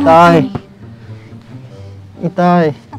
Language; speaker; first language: Japanese; non-native, learner; Vietnamese